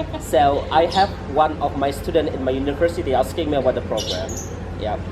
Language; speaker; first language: English; non-native, fluent; Indonesian